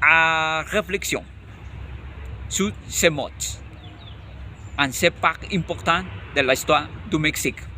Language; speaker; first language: French; non-native, learner; Spanish